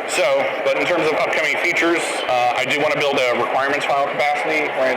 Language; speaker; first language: English; native; English